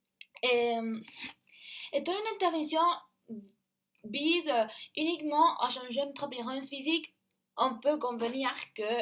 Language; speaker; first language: French; non-native, learner; Spanish